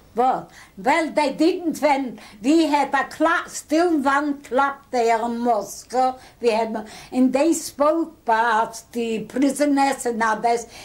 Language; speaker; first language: English; early bilingual, other home language; Polish